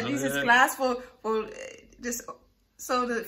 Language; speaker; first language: German; non-native, fluent; English